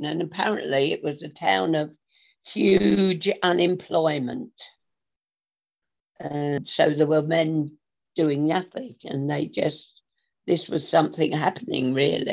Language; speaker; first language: English; native; English